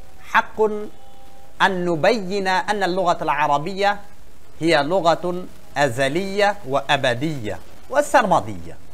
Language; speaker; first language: Arabic; non-native, fluent; Bangla